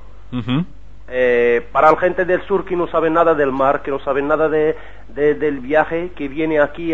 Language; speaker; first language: Spanish; non-native, learner; Arabic